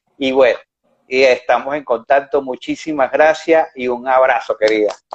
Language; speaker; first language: Spanish; native; Spanish